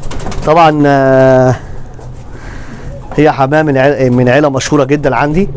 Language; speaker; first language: Arabic; native; Arabic